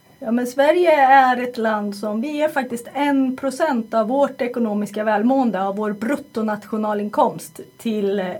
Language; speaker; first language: Swedish; native; Swedish